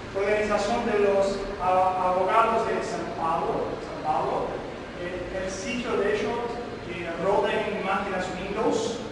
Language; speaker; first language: Spanish; non-native, learner; Portuguese